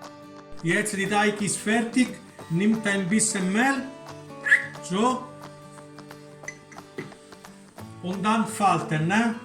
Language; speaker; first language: German; non-native, learner; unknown